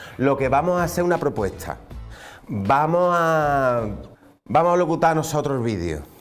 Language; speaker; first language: Spanish; native; Spanish